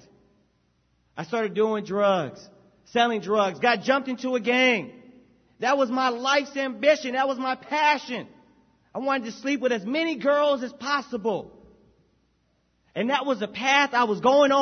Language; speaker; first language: English; native; English